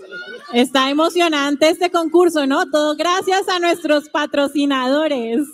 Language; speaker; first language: Spanish; native; Spanish